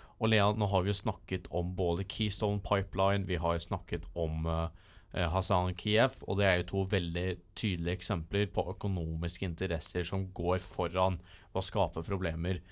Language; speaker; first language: Norwegian; native; Norwegian